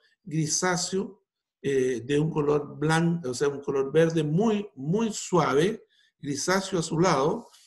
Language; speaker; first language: Spanish; native; Spanish